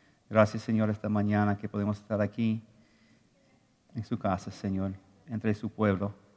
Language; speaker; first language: Spanish; non-native, fluent; English